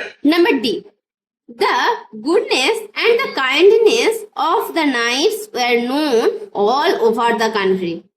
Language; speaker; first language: English; non-native, local second language; Bangla